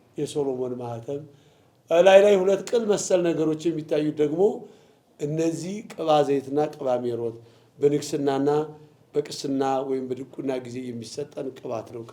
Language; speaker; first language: Amharic; native; Amharic